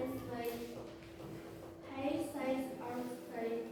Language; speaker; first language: English; non-native, learner; Indonesian